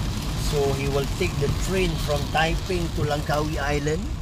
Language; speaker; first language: English; non-native, learner; Malay